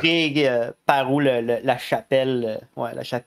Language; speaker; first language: French; native; French